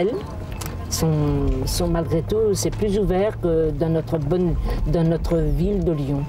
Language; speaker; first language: French; native; French